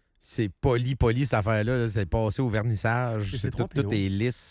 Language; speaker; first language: French; native; French